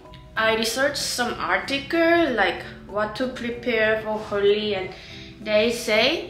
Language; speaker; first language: English; non-native, learner; Korean